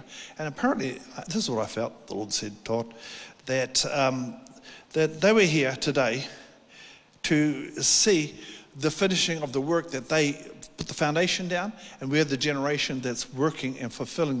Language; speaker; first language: English; native; English